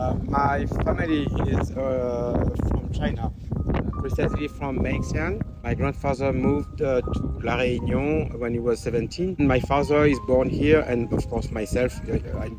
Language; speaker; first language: English; non-native, fluent; French